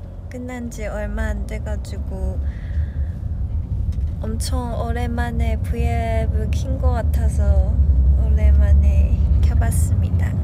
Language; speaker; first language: Korean; non-native, fluent; Chinese